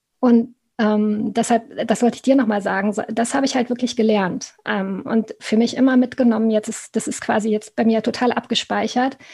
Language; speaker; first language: German; native; German